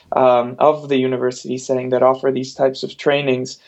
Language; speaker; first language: English; non-native, fluent; Spanish